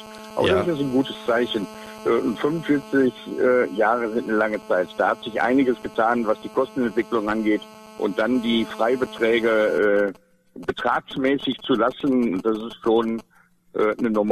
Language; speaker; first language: German; native; German